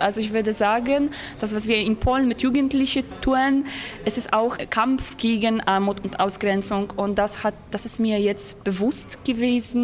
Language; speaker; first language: German; non-native, fluent; Polish